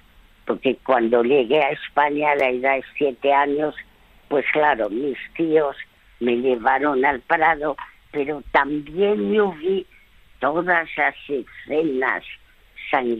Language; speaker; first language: Spanish; early bilingual, other home language; French